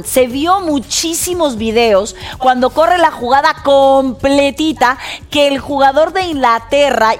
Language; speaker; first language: Spanish; native; Spanish